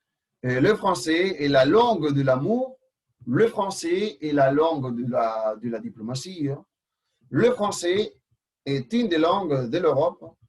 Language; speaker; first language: French; non-native, fluent; Spanish